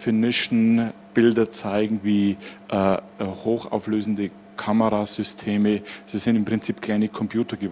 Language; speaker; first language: German; native; German